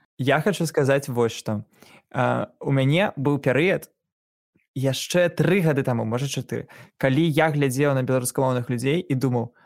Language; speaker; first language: Belarusian; non-native, local second language; Russian